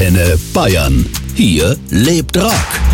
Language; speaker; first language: German; native; German